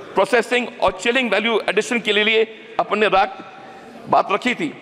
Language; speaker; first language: Hindi; native; Hindi